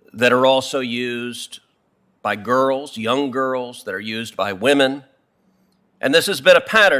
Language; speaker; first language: English; native; English